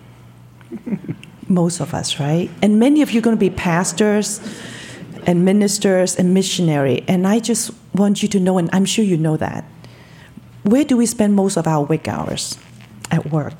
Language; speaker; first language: English; non-native, local second language; Cantonese